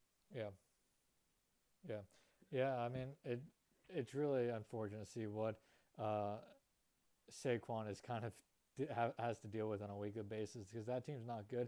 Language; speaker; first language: English; native; English